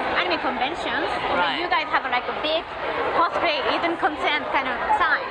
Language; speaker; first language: English; non-native, learner; Japanese